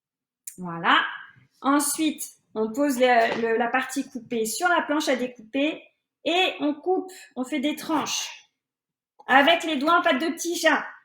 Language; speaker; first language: French; native; French